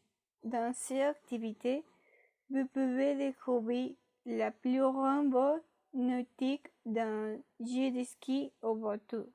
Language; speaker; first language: French; non-native, learner; Spanish